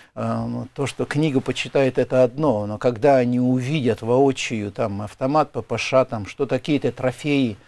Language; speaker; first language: Russian; native; Russian